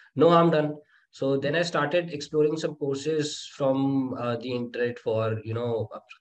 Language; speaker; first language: English; non-native, local second language; Hindi